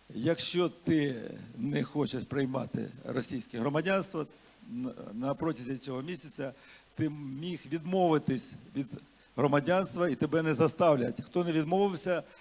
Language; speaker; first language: Ukrainian; non-native, local second language; Russian